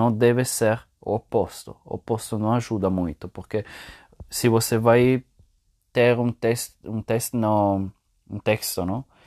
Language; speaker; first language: Portuguese; non-native, fluent; Italian